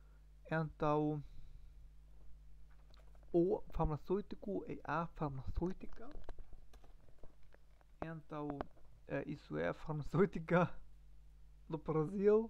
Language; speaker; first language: Portuguese; non-native, learner; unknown